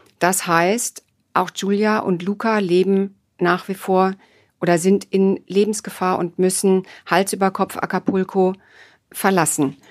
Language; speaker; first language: German; native; German